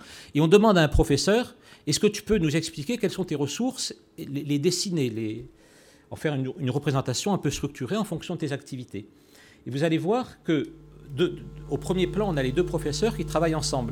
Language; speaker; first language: French; native; French